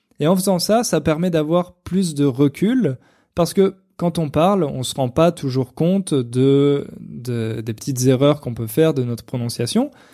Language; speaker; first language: French; native; French